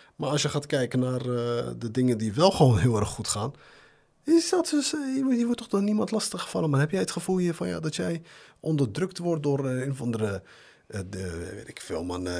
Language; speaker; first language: Dutch; early bilingual, other home language; Arabic